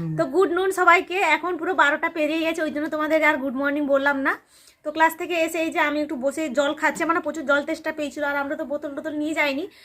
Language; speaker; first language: Bangla; non-native, local second language; Santali